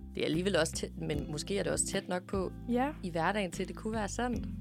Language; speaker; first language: Danish; native; Danish